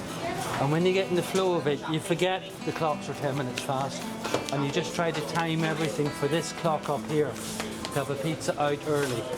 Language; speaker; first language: English; native; English